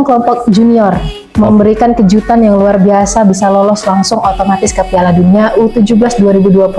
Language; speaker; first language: Indonesian; native; Indonesian